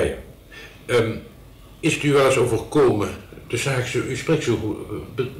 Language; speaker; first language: Dutch; native; Dutch